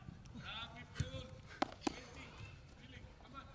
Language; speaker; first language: Indonesian; non-native, learner; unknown